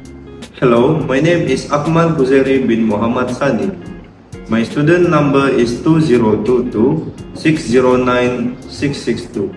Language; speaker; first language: English; non-native, learner; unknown